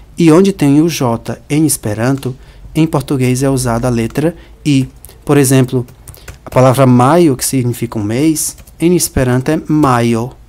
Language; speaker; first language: Portuguese; native; Portuguese